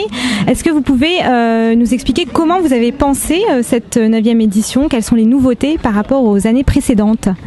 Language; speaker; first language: French; native; French